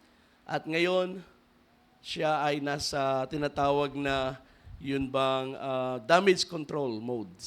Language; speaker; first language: Filipino; native; Filipino